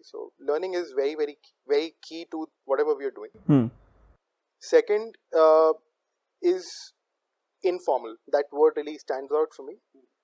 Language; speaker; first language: English; non-native, local second language; Hindi